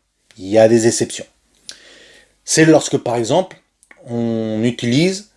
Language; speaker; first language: French; non-native, fluent; Spanish